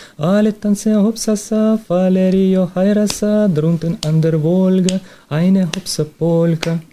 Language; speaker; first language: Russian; native; Russian